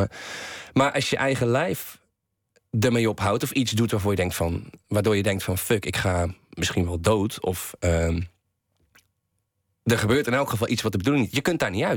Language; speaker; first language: Dutch; native; Dutch